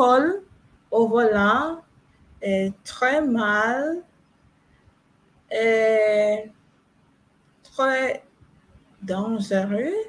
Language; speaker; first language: French; non-native, learner; English